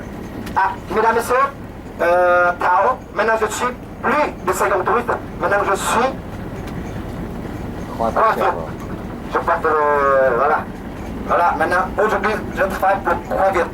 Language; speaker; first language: French; non-native, learner; Vietnamese